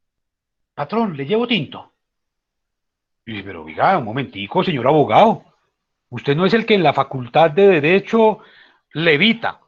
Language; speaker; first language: Spanish; native; Spanish